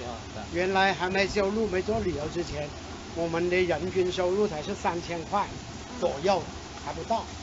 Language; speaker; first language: Chinese; non-native, learner; English